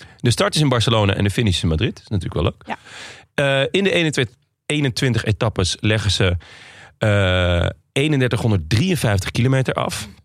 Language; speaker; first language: Dutch; native; Dutch